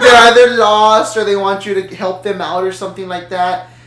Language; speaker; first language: English; early bilingual, other home language; Spanish